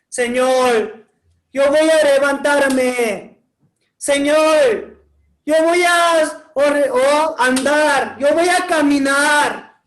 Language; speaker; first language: Spanish; non-native, learner; Korean